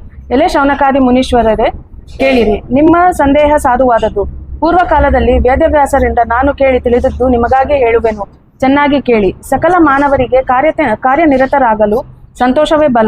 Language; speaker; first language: Kannada; native; Kannada